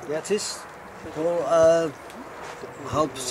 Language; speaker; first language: German; non-native, learner; Czech